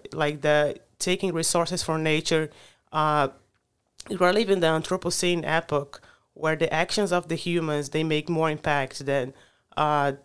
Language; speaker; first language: English; non-native, fluent; Portuguese